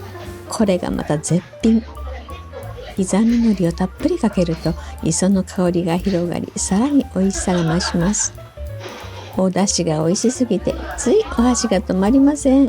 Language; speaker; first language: Japanese; native; Japanese